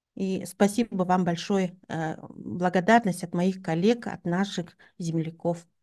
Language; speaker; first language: Russian; non-native, local second language; Tuvinian